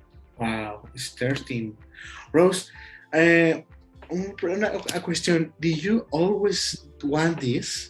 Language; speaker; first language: English; non-native, learner; Spanish